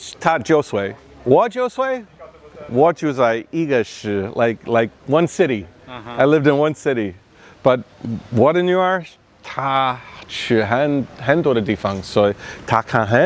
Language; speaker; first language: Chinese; non-native, learner; English